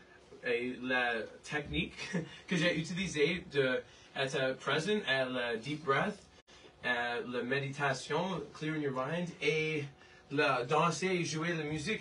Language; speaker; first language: French; non-native, learner; English